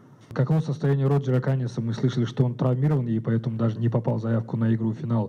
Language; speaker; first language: Russian; native; Russian